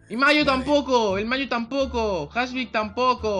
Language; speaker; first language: Spanish; native; Spanish